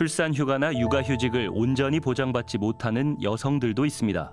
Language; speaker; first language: Korean; native; Korean